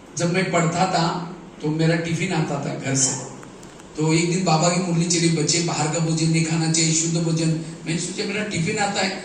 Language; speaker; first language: Hindi; non-native, local second language; Marathi